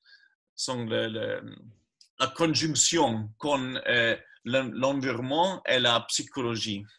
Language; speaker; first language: French; non-native, learner; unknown